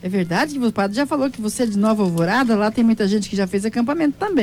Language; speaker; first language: Portuguese; native; Portuguese